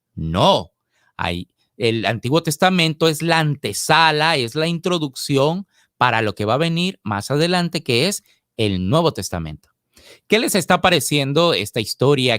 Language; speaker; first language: Spanish; native; Spanish